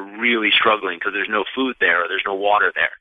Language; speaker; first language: English; native; English